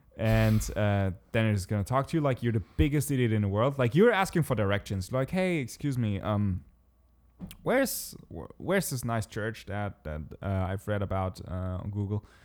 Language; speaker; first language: English; non-native, fluent; German